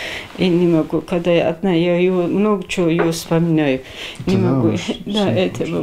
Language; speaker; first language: Russian; non-native, local second language; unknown